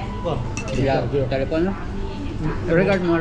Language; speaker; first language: French; non-native, learner; Filipino